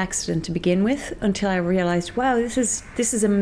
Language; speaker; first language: English; native; English